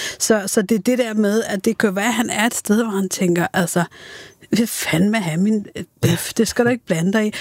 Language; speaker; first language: Danish; early bilingual, other home language; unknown